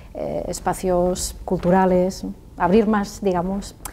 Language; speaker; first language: Spanish; native; Spanish